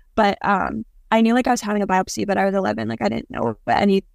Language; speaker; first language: English; native; English